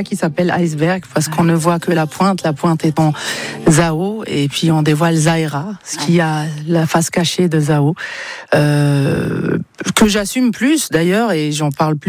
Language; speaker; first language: French; non-native, local second language; Arabic